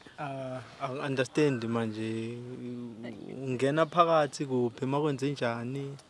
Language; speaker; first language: Zulu; native; Zulu